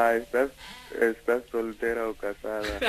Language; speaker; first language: Spanish; non-native, fluent; Kikuyu